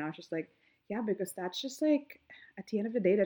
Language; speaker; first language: English; non-native, local second language; Filipino